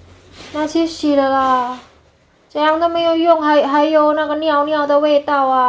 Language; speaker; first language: Chinese; non-native, learner; Indonesian